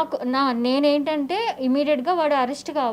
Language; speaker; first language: Telugu; native; Telugu